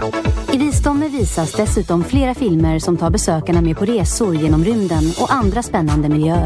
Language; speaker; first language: Swedish; native; Swedish